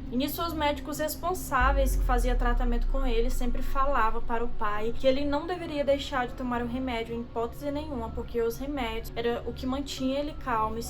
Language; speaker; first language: Portuguese; native; Portuguese